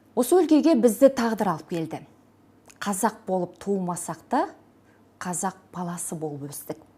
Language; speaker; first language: Kazakh; native; Kazakh